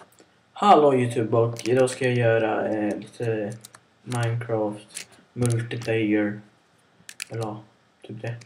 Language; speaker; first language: Swedish; native; Swedish